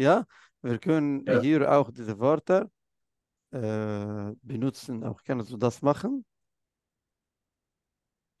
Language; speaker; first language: German; non-native, fluent; Arabic